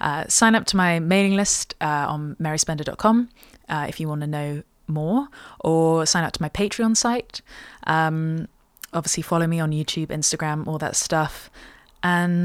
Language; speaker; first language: English; native; English